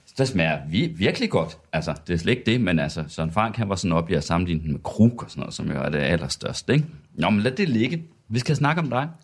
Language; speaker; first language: Danish; native; Danish